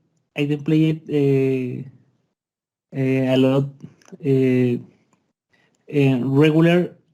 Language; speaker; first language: English; non-native, learner; Spanish